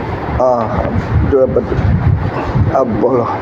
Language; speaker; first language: Hindi; non-native, learner; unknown